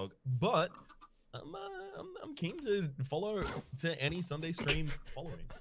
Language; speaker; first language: English; native; English